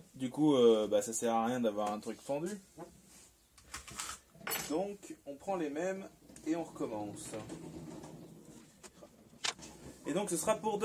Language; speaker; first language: French; native; French